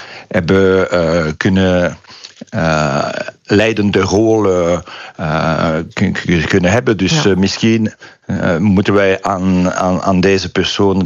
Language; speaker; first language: Dutch; non-native, local second language; French